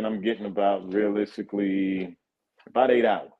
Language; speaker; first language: English; native; English